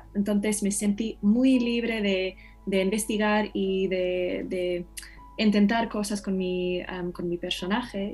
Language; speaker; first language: Spanish; non-native, fluent; English